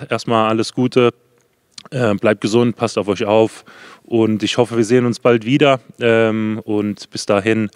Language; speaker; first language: German; native; German